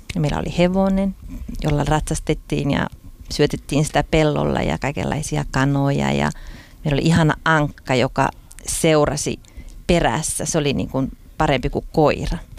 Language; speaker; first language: Finnish; early bilingual, heritage; Finnish